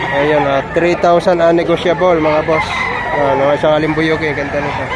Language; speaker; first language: Filipino; native; Filipino